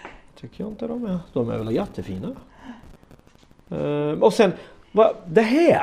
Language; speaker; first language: Swedish; native; Swedish